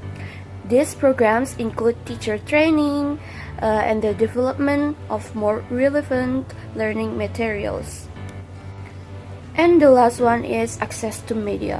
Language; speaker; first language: English; non-native, learner; Indonesian